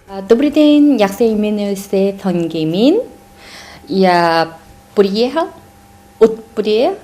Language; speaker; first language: Czech; non-native, learner; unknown